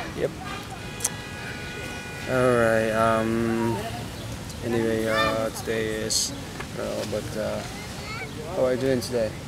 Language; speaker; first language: English; non-native, learner; Japanese